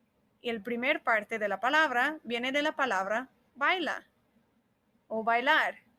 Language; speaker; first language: Spanish; non-native, fluent; English